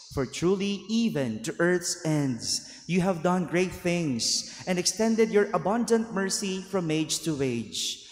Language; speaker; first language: English; non-native, local second language; Filipino